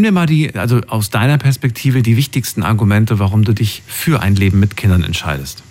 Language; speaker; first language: German; native; German